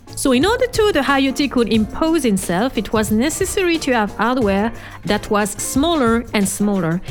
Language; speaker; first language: English; non-native, fluent; French